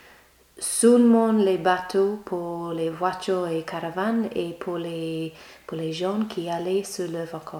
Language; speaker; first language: French; non-native, learner; English